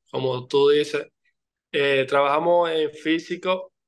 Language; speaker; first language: Spanish; native; Spanish